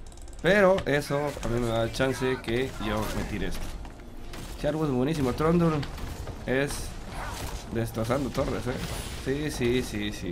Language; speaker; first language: Spanish; native; Spanish